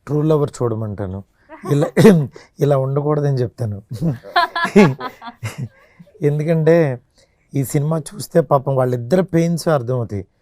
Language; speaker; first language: Telugu; native; Telugu